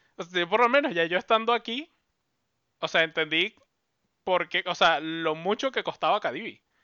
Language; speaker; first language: Spanish; native; Spanish